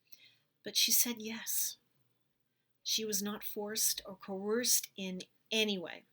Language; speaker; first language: English; native; English